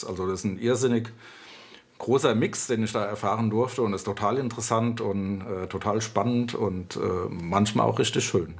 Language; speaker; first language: German; native; German